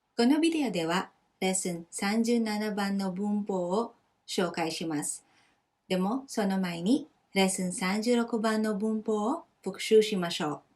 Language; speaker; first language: Japanese; non-native, fluent; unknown